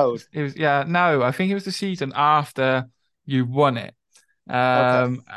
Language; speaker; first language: English; native; English